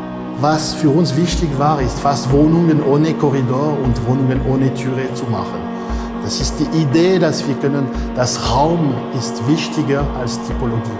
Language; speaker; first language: German; non-native, fluent; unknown